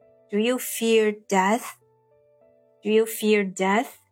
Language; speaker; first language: English; non-native, fluent; Chinese